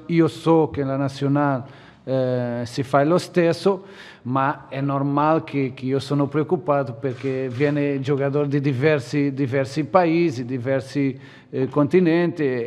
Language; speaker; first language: Italian; non-native, fluent; Portuguese